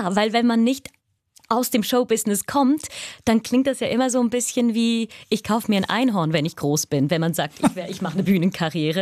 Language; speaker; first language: German; native; German